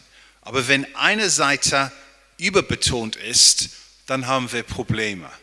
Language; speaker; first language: German; non-native, fluent; English